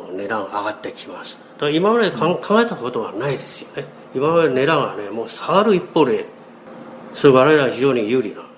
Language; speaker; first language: Japanese; non-native, fluent; Chinese